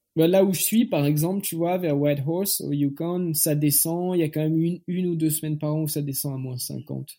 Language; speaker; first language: French; native; French